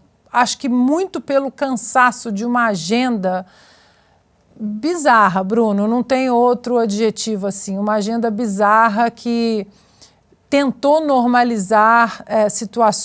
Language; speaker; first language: Portuguese; native; Portuguese